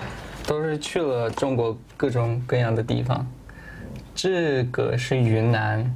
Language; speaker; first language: Chinese; non-native, fluent; Tajik